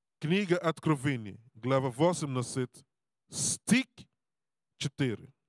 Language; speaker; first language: Russian; non-native, learner; English